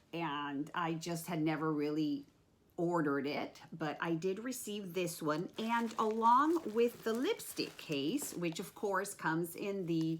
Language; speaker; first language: English; native; English